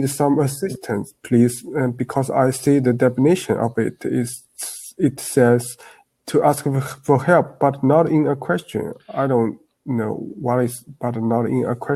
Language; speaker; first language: English; non-native, learner; Chinese